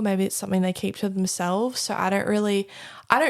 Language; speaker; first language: English; native; English